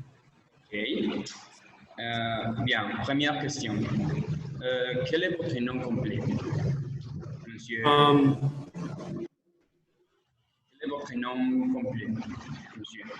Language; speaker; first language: French; non-native, learner; Spanish